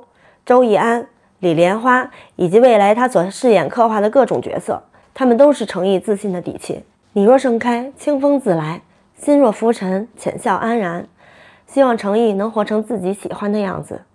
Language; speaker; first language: Chinese; native; Chinese